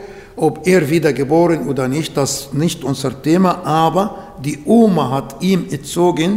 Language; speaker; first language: German; non-native, learner; Arabic